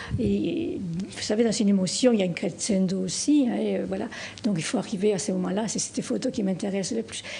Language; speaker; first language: French; non-native, fluent; Spanish